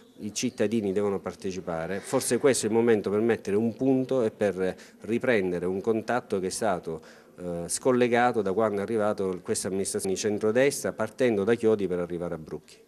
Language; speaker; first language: Italian; native; Italian